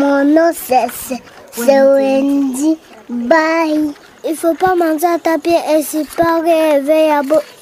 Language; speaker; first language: French; non-native, local second language; Swahili